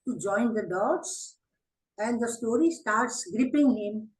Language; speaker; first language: English; non-native, local second language; Marathi